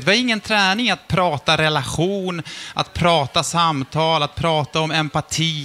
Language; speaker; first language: Swedish; native; Swedish